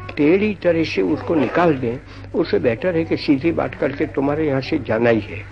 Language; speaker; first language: Hindi; non-native, local second language; Gujarati